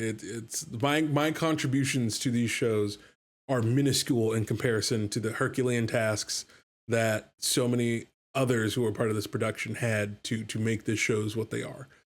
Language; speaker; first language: English; native; English